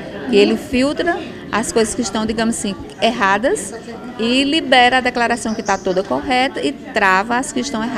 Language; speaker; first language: Portuguese; native; Portuguese